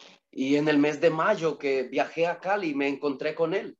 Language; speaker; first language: Spanish; native; Spanish